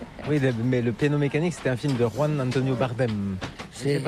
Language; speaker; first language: French; native; French